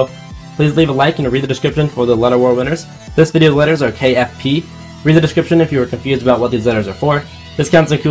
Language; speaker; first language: English; native; English